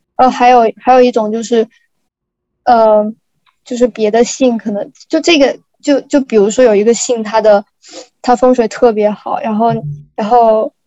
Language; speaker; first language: Chinese; native; Chinese